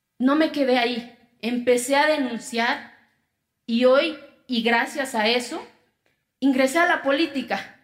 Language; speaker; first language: Spanish; non-native, local second language; Zapotec